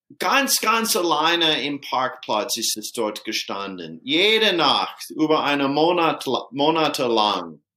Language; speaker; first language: German; non-native, fluent; English